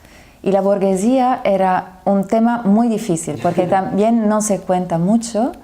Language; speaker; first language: Spanish; non-native, fluent; Italian